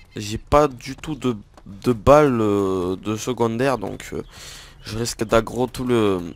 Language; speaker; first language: French; native; French